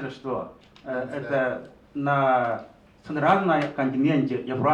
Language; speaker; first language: Russian; non-native, learner; Chinese